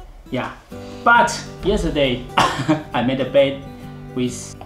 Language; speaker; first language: English; non-native, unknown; Chinese